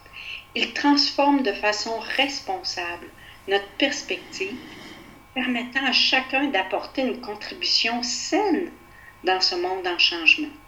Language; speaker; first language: French; native; French